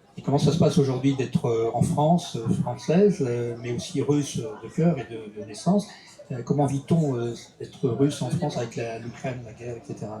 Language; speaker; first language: French; native; French